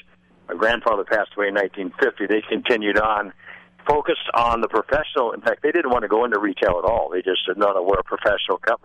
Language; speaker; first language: English; native; English